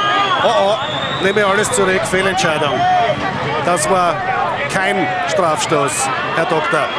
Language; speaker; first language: German; native; German